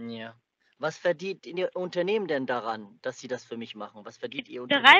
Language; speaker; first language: German; native; German